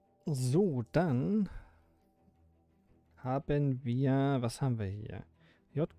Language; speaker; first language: German; native; German